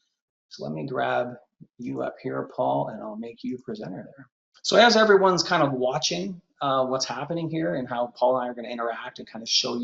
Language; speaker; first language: English; native; English